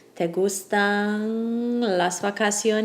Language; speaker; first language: Spanish; non-native, fluent; English